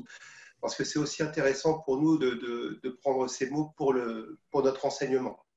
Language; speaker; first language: French; native; French